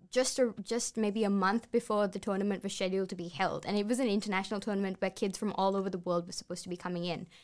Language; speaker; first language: English; non-native, local second language; Sinhala